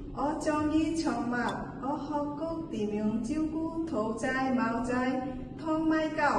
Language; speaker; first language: Cantonese; non-native, learner; Bangla